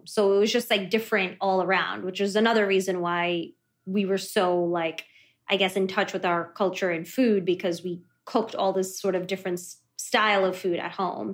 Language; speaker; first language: English; early bilingual, other home language; Kannada